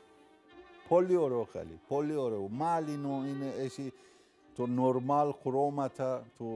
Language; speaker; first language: Greek; non-native, learner; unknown